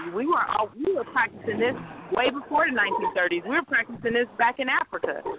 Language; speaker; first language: English; native; English